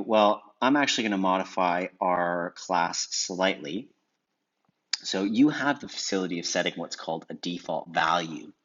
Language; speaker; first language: English; native; English